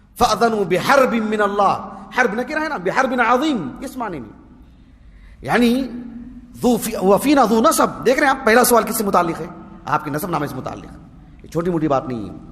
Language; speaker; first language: Urdu; native; Urdu